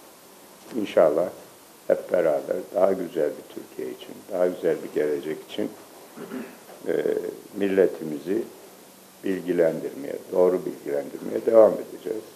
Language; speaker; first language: Turkish; native; Turkish